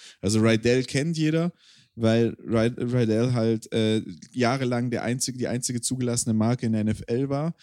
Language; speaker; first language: German; native; German